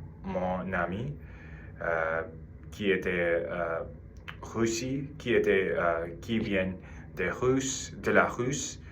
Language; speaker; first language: French; non-native, learner; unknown